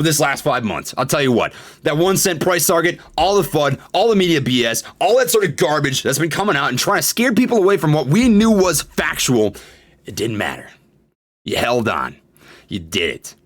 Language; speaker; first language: English; native; English